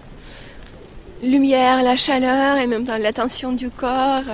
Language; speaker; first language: French; non-native, fluent; Russian